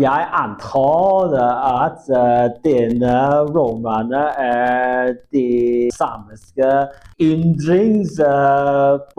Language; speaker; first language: Norwegian; non-native, learner; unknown